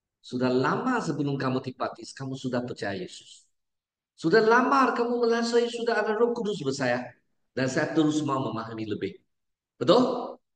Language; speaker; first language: Malay; non-native, local second language; Chinese